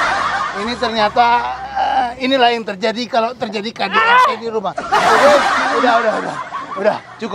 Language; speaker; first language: Indonesian; native; Indonesian